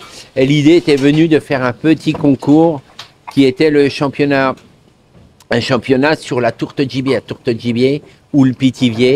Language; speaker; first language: French; native; French